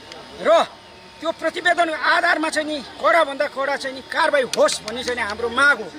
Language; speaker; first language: Nepali; native; Nepali